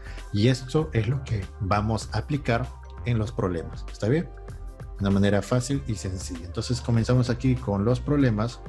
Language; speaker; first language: Spanish; native; Spanish